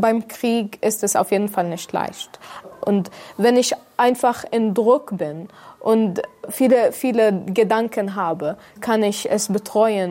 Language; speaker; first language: German; non-native, learner; Arabic